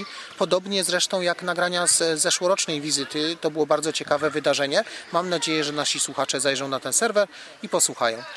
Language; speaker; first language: Polish; native; Polish